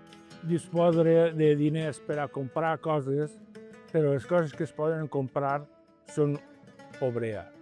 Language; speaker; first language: Catalan; non-native, local second language; Spanish